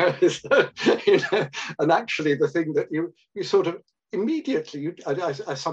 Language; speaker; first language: English; native; English